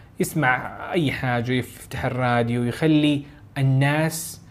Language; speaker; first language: Arabic; native; Arabic